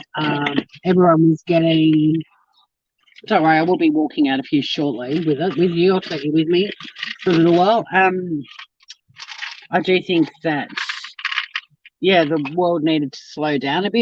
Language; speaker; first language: English; native; English